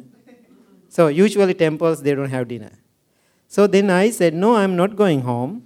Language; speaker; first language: English; non-native, local second language; Sinhala